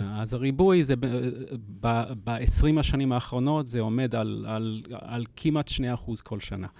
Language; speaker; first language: Hebrew; non-native, fluent; English